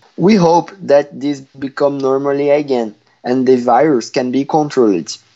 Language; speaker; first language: English; non-native, fluent; Portuguese